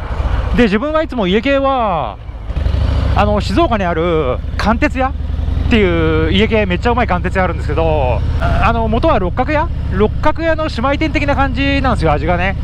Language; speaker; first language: Japanese; native; Japanese